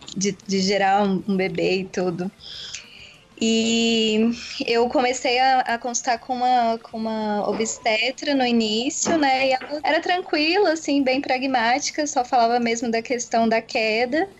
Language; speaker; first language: Portuguese; native; Portuguese